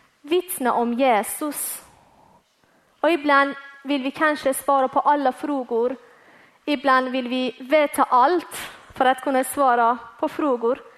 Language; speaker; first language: Swedish; early bilingual, other home language; Persian